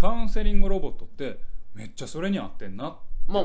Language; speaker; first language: Japanese; native; Japanese